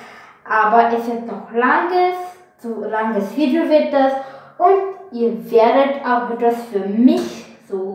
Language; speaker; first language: German; non-native, learner; Bulgarian